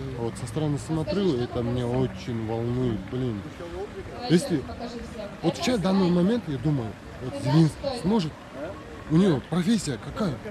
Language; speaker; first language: Russian; non-native, local second language; Kazakh